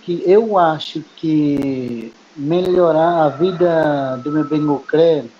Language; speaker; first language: Portuguese; non-native, local second language; Kayapó